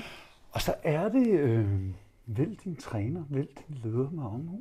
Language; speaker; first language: Danish; native; Danish